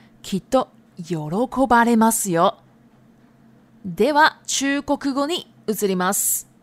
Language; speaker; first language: Japanese; non-native, fluent; Chinese